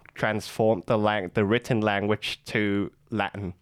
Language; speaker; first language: English; non-native, fluent; Vietnamese